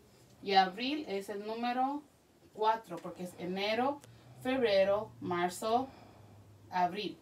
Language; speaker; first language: Spanish; early bilingual, heritage; Spanish